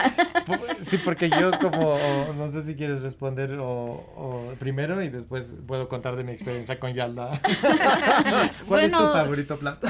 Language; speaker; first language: Spanish; non-native, fluent; English